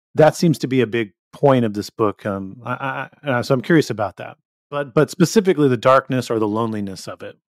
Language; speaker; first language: English; native; English